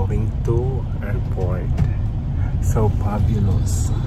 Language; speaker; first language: English; non-native, local second language; Filipino